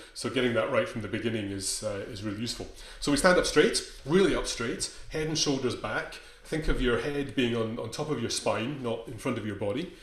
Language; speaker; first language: English; native; English